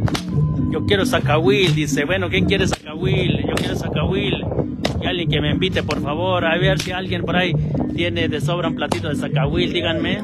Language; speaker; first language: Spanish; native; Spanish